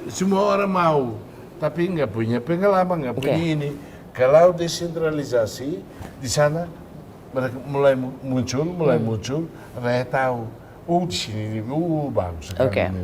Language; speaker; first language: Indonesian; non-native, fluent; Tetum